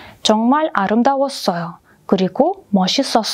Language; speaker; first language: Korean; non-native, fluent; Russian